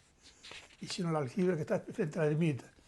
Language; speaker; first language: Spanish; native; Spanish